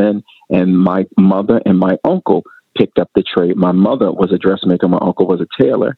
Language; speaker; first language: English; native; English